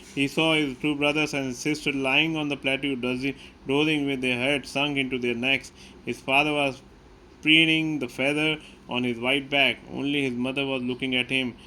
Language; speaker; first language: English; non-native, local second language; Hindi